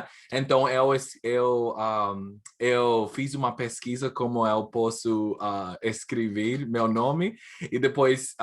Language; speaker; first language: Portuguese; non-native, learner; English